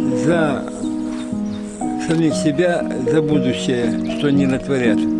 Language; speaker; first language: Russian; non-native, local second language; Ukrainian